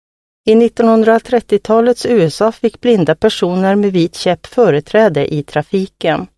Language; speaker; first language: Swedish; native; Swedish